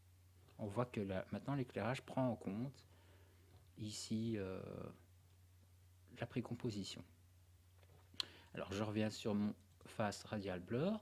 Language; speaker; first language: French; native; French